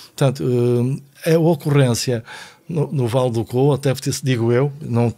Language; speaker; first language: Portuguese; native; Portuguese